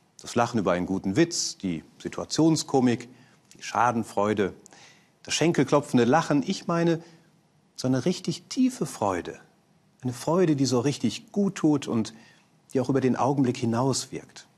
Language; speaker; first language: German; native; German